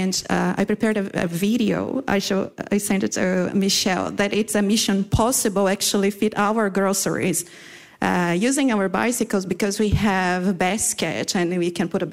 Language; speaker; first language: English; non-native, fluent; Portuguese